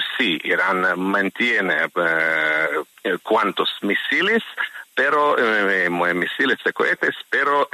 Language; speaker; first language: Spanish; non-native, fluent; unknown